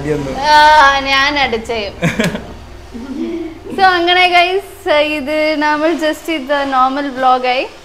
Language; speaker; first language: Malayalam; non-native, learner; Tamil